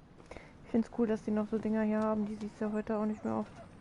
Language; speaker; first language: German; native; German